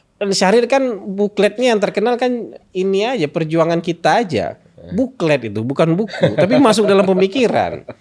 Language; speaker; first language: Indonesian; non-native, local second language; Minangkabau